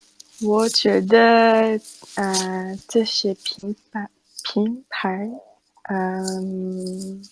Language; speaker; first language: Chinese; non-native, learner; French